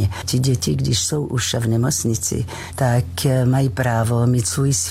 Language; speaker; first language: Czech; non-native, fluent; French